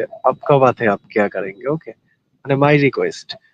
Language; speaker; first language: Hindi; non-native, learner; Bangla